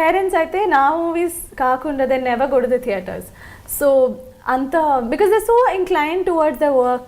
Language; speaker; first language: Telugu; non-native, local second language; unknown